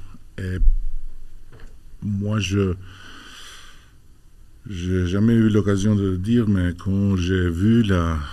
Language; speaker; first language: French; non-native, fluent; Albanian